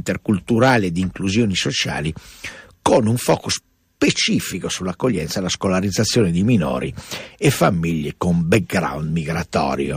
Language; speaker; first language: Italian; native; Italian